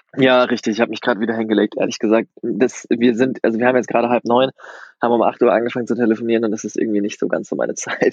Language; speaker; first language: German; native; German